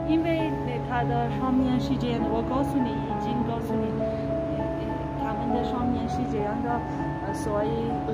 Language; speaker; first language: Chinese; non-native, learner; Persian